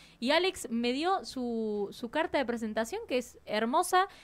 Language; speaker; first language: Spanish; native; Spanish